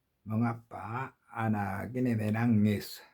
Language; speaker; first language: Indonesian; non-native, learner; Korean